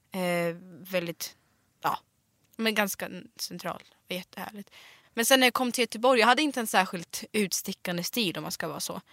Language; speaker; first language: Swedish; early bilingual, other home language; Russian